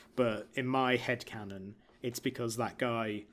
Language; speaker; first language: English; native; English